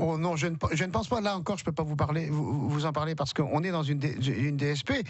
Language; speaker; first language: French; native; French